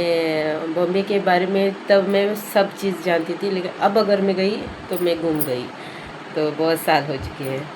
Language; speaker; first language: Hindi; non-native, local second language; Konkani